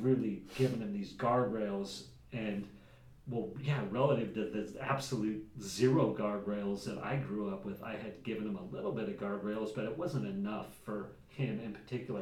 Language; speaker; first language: English; native; English